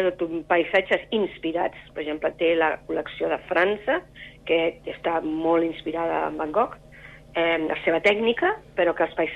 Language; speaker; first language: Catalan; native; Catalan